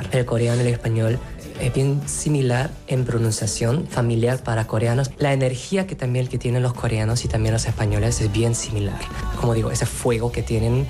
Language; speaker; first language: Spanish; non-native, fluent; Korean